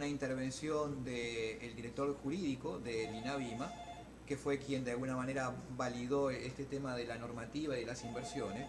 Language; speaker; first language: Spanish; native; Spanish